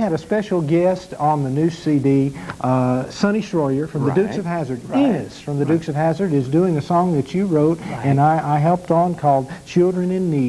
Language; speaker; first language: English; native; English